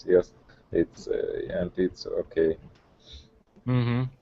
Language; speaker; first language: English; non-native, learner; Russian